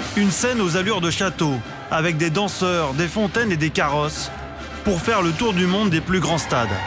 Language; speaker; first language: French; native; French